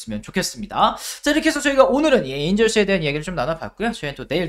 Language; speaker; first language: Korean; native; Korean